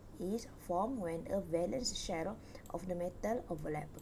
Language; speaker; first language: English; non-native, local second language; Malay